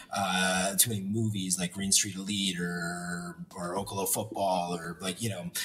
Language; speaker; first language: English; native; English